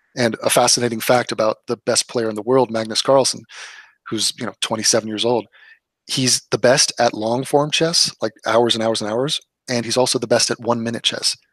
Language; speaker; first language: English; native; English